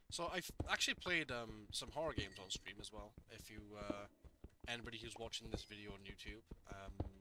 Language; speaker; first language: English; native; English